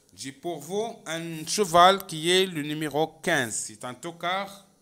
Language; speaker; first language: French; non-native, local second language; Arabic